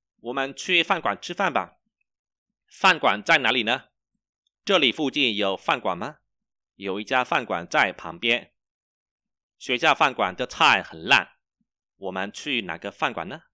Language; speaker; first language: Chinese; non-native, fluent; Vietnamese